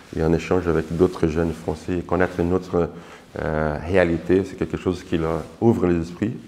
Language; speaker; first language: French; non-native, fluent; Portuguese